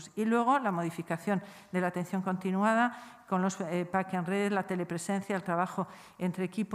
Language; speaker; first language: Spanish; native; Spanish